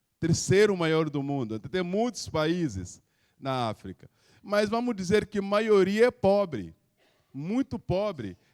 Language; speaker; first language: Portuguese; non-native, local second language; Upper Guinea Crioulo